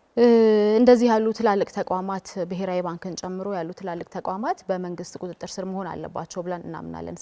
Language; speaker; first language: Amharic; native; Amharic